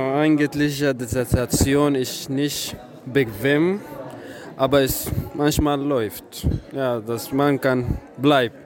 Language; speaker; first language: German; non-native, learner; Arabic